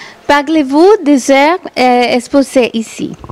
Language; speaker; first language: French; non-native, learner; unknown